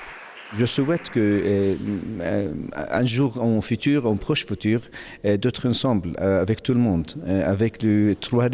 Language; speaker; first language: French; non-native, learner; Arabic